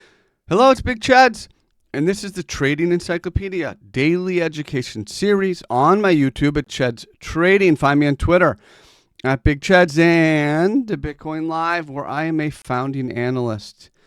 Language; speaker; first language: English; native; English